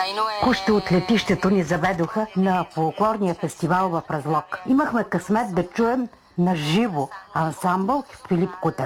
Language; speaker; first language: Bulgarian; native; Bulgarian